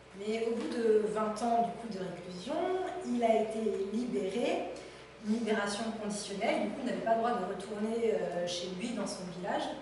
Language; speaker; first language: French; native; French